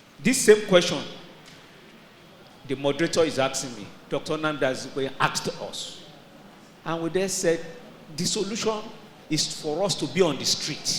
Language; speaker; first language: English; non-native, local second language; Yoruba